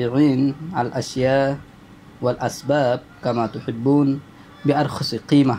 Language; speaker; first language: Arabic; non-native, learner; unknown